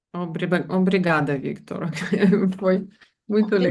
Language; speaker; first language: Portuguese; non-native, fluent; Belarusian